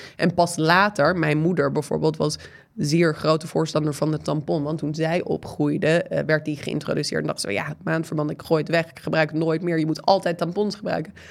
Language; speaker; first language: Dutch; non-native, fluent; English